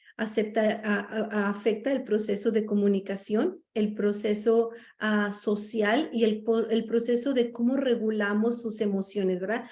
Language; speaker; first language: Spanish; native; Spanish